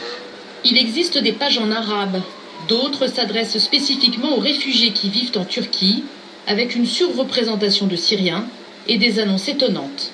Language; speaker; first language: French; native; French